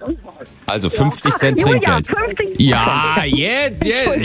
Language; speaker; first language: German; native; German